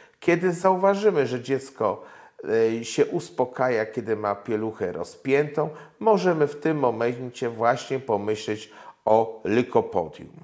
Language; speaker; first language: Polish; native; Polish